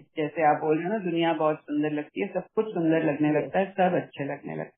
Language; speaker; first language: Hindi; native; Hindi